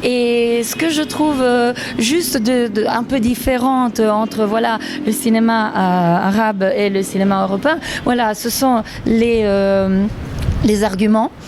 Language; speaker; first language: French; non-native, fluent; Italian